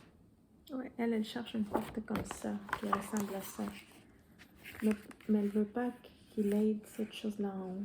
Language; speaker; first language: French; non-native, fluent; Spanish